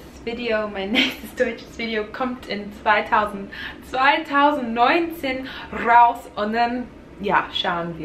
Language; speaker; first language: German; non-native, fluent; English